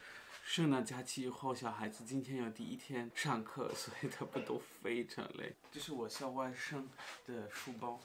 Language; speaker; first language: Chinese; non-native, fluent; German